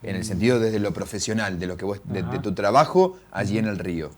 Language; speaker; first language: Spanish; native; Spanish